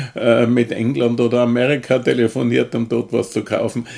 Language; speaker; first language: German; native; German